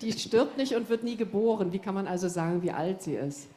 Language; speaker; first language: German; native; German